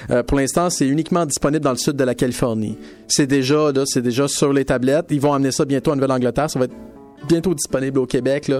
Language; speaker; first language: French; native; French